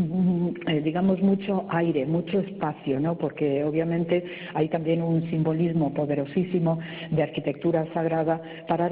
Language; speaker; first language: Spanish; native; Spanish